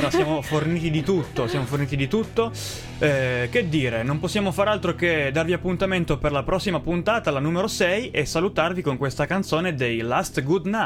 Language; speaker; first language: Italian; native; Italian